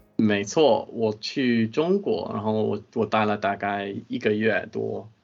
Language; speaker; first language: Chinese; non-native, fluent; English